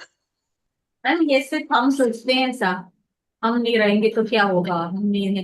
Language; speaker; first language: Hindi; native; Hindi